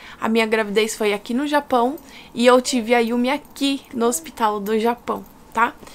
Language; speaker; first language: Portuguese; native; Portuguese